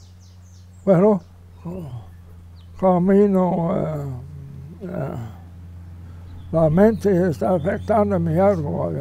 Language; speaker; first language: Spanish; non-native, fluent; English